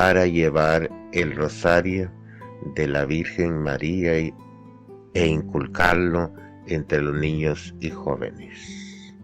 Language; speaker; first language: Spanish; native; Spanish